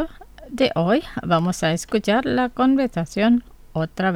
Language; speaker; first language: Spanish; non-native, fluent; Indonesian